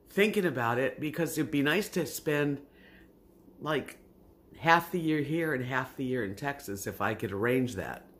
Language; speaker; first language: English; native; English